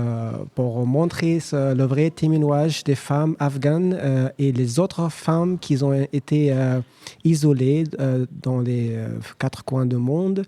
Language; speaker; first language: French; non-native, learner; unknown